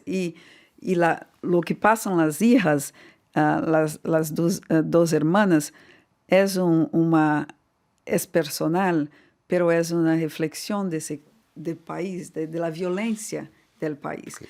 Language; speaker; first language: Spanish; non-native, fluent; Portuguese